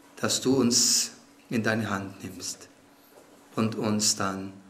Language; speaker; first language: German; non-native, fluent; Portuguese